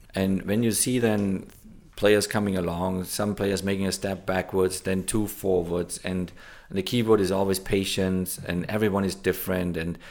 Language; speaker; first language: English; non-native, fluent; German